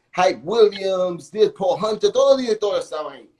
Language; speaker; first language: Spanish; early bilingual, heritage; Spanish